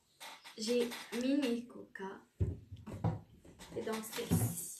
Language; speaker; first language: French; non-native, local second language; Arabic